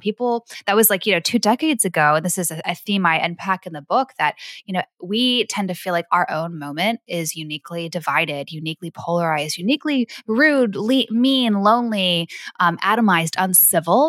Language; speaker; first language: English; native; English